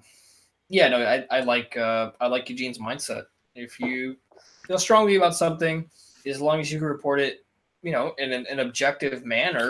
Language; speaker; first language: English; native; English